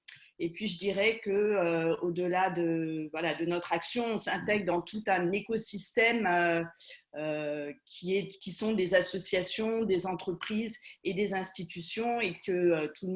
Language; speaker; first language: French; native; French